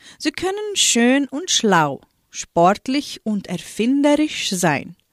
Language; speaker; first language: German; early bilingual, heritage; German